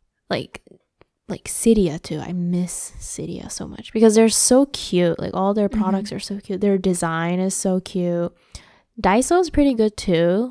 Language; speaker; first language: English; early bilingual, other home language; Japanese